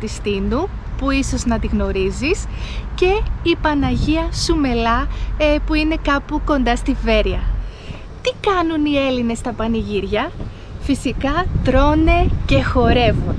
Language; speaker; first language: Greek; native; Greek